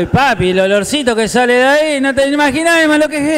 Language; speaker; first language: Spanish; native; Spanish